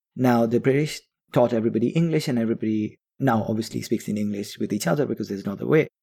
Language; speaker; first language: English; non-native, local second language; Bangla